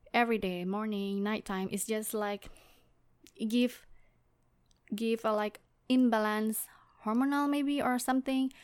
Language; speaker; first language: English; non-native, fluent; Indonesian